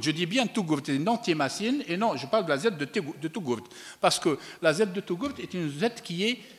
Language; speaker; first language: French; non-native, local second language; Arabic